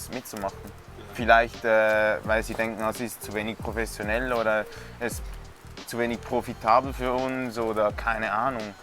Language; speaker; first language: German; native; German